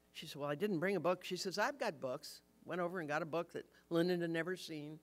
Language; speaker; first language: English; native; English